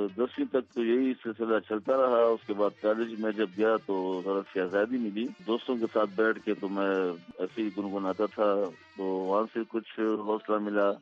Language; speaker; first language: Urdu; non-native, local second language; Pashto